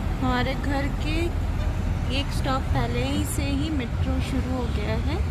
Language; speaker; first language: Hindi; non-native, local second language; Bangla